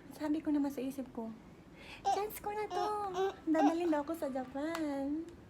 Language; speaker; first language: Filipino; non-native, local second language; Cebuano